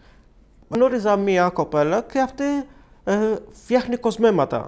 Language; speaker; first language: Greek; early bilingual, other home language; Arabic